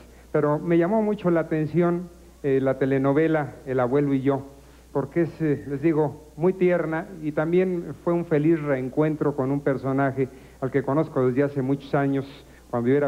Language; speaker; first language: Spanish; native; Spanish